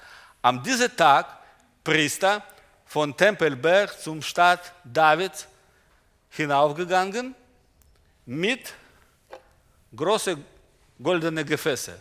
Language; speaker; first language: German; non-native, learner; Russian